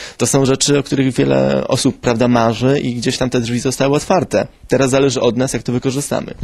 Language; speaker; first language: Polish; early bilingual, heritage; Spanish